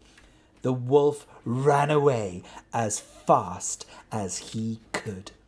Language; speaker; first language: English; native; English